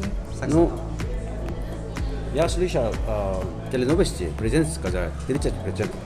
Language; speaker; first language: Russian; non-native, learner; Korean